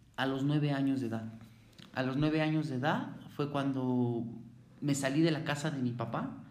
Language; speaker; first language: Spanish; native; Spanish